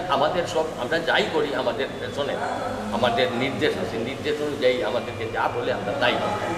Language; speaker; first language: Bangla; native; Bangla